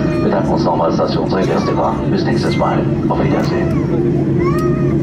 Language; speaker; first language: German; native; German